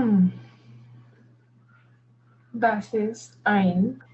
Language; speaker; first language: German; non-native, learner; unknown